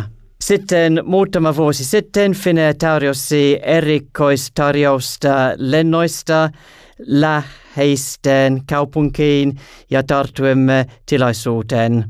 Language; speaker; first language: Finnish; non-native, learner; English